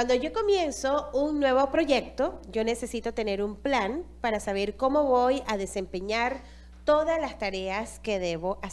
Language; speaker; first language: Spanish; non-native, fluent; English